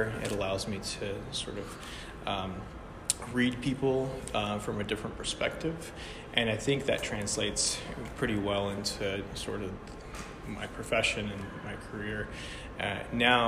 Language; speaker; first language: English; early bilingual, other home language; Ukrainian